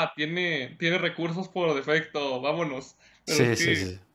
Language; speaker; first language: Spanish; native; Spanish